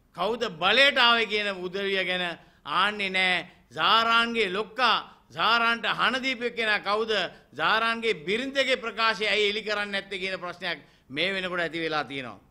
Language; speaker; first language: Sinhala; non-native, local second language; Tamil